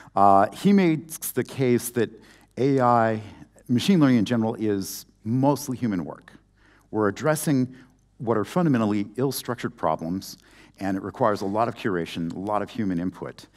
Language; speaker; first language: English; native; English